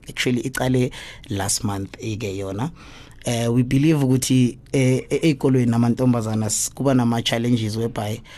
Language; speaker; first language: English; non-native, local second language; Zulu